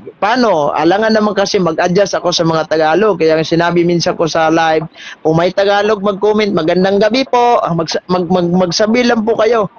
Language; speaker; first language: Filipino; non-native, local second language; Cebuano